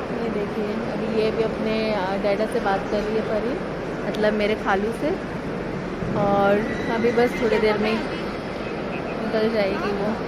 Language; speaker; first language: Hindi; native; Hindi